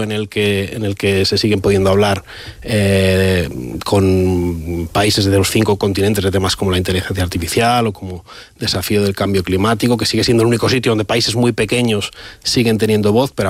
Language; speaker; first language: Spanish; native; Spanish